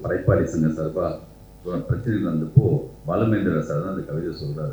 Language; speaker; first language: Tamil; native; Tamil